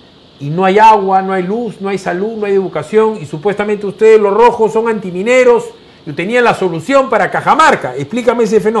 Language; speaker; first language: Spanish; native; Spanish